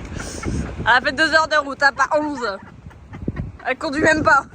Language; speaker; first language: French; native; French